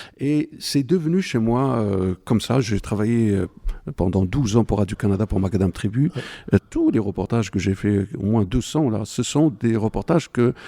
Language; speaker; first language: French; non-native, local second language; Arabic